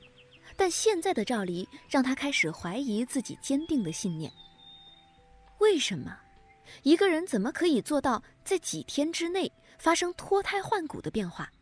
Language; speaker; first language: Chinese; native; Chinese